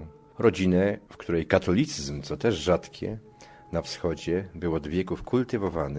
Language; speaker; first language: Polish; native; Polish